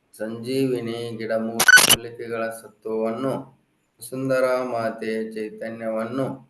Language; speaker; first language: Kannada; native; Kannada